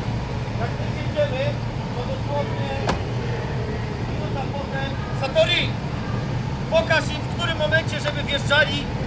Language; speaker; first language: Polish; native; Polish